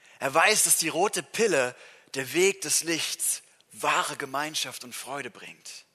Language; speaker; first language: German; non-native, fluent; English